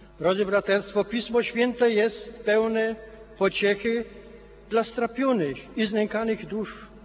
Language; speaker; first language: Polish; native; Polish